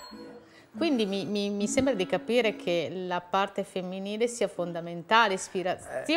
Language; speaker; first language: Italian; native; Italian